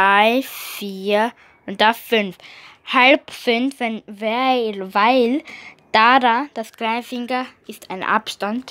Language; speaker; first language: German; early bilingual, other home language; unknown